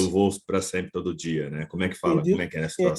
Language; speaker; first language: Portuguese; native; Portuguese